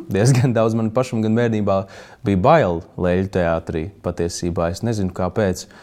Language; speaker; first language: Latvian; native; Latvian